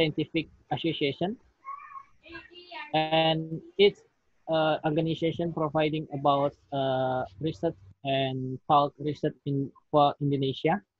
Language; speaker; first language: English; non-native, learner; Indonesian